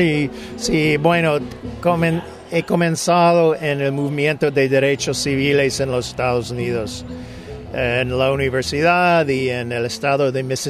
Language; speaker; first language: Spanish; non-native, fluent; English